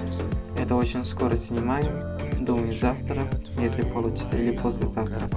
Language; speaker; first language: Russian; non-native, fluent; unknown